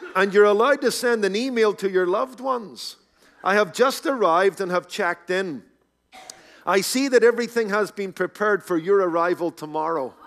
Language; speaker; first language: English; native; English